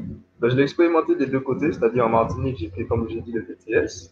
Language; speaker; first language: French; native; French